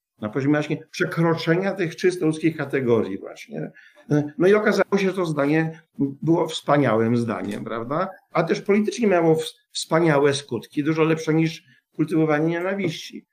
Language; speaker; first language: Polish; native; Polish